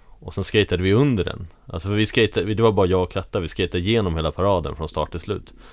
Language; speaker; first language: Swedish; native; Swedish